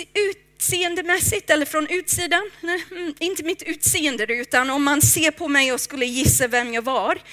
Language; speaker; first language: Swedish; non-native, fluent; English